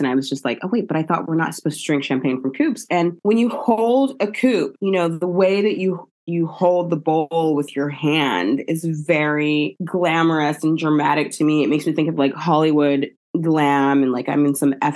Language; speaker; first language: English; native; English